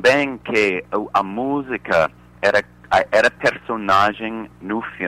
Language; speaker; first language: Portuguese; non-native, fluent; English